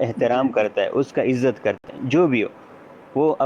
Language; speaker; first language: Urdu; non-native, local second language; Pashto